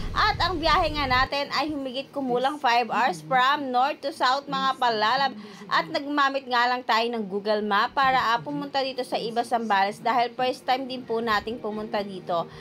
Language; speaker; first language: Filipino; non-native, local second language; Cebuano